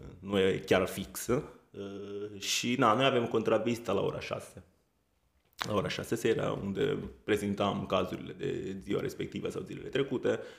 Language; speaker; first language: Romanian; non-native, fluent; Italian